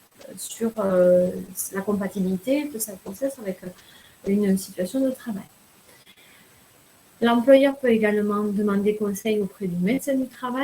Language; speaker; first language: French; native; French